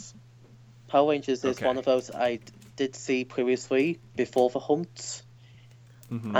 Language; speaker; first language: English; native; English